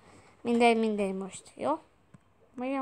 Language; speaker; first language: Hungarian; early bilingual, heritage; Hungarian